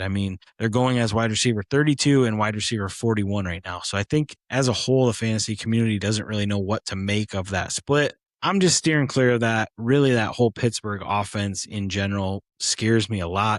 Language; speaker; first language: English; native; English